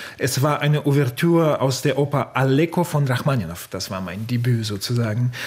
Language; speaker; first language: German; non-native, fluent; Russian